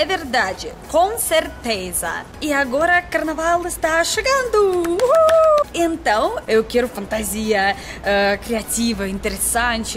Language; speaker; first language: Portuguese; non-native, learner; Russian